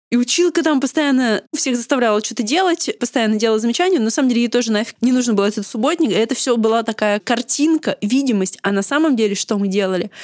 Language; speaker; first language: Russian; native; Russian